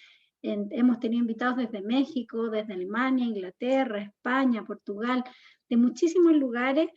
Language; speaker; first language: Spanish; native; Spanish